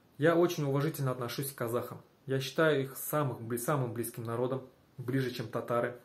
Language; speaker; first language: Russian; non-native, local second language; Bashkir